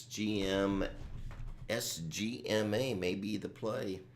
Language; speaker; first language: English; native; English